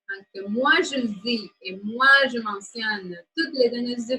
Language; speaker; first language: French; native; French